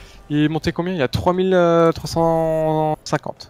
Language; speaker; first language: French; native; French